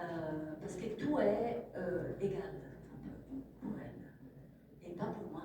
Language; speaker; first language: French; non-native, fluent; Italian